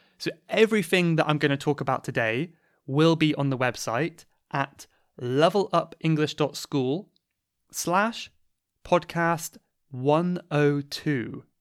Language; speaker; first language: English; native; English